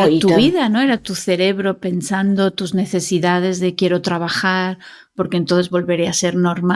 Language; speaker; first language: Spanish; native; Spanish